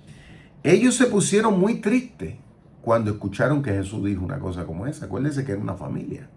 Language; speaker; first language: Spanish; native; Spanish